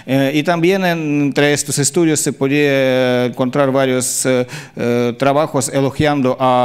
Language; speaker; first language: Spanish; non-native, fluent; Russian